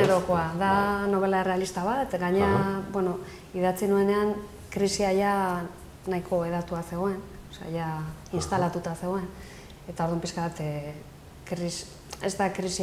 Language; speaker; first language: Basque; non-native, local second language; Spanish